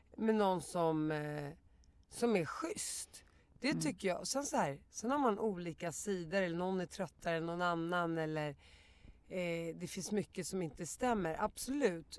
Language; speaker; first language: Swedish; early bilingual, other home language; Arabic